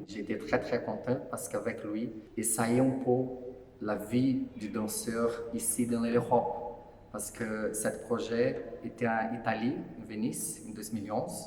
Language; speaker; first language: French; non-native, fluent; Portuguese